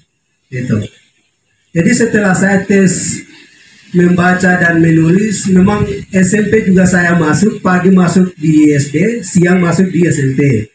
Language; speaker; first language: Indonesian; non-native, local second language; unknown